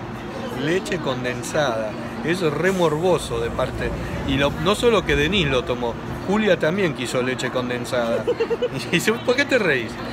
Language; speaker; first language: Spanish; native; Spanish